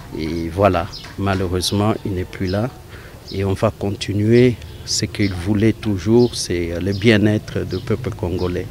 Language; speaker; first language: French; non-native, local second language; Swahili